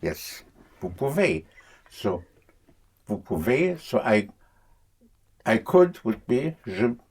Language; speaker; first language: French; non-native, fluent; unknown